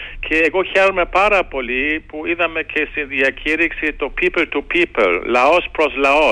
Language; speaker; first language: Greek; non-native, fluent; German